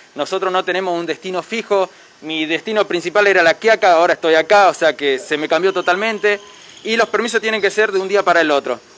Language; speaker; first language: Spanish; native; Spanish